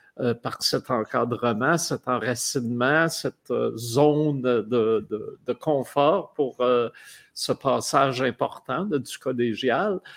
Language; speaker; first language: French; native; French